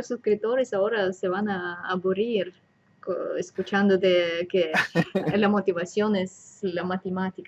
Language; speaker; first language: Spanish; non-native, fluent; Russian